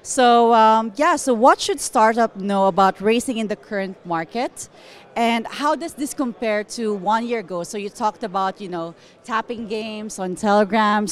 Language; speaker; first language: English; non-native, local second language; Filipino